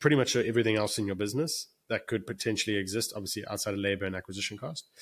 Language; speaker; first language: English; native; English